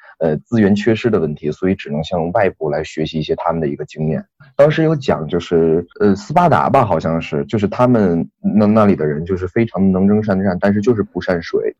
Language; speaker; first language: Chinese; native; Chinese